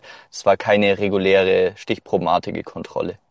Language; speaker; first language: German; native; German